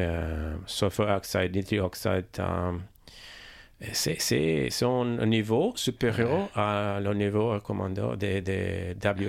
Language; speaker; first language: French; non-native, learner; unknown